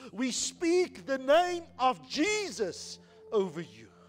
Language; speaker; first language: English; non-native, local second language; Afrikaans